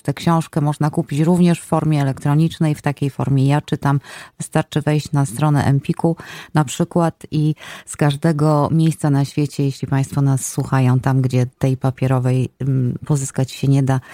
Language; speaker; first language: Polish; native; Polish